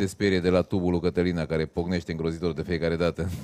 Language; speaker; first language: Romanian; native; Romanian